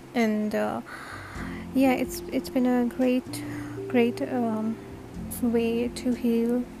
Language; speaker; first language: English; non-native, fluent; Turkish